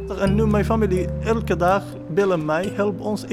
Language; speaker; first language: Dutch; non-native, learner; Arabic